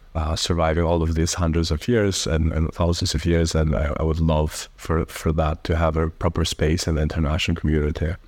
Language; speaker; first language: English; early bilingual, other home language; Albanian